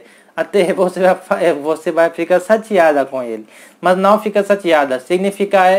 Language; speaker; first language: Portuguese; non-native, learner; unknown